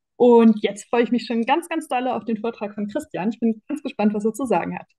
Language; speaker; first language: German; native; German